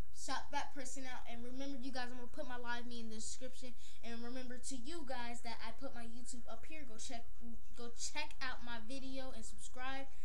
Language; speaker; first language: English; native; English